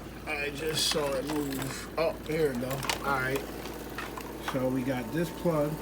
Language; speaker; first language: English; native; English